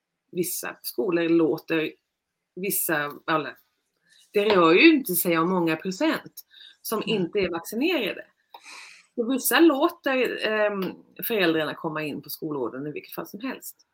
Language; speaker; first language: Swedish; native; Swedish